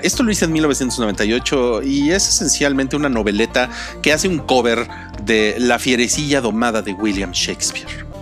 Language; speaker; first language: Spanish; native; Spanish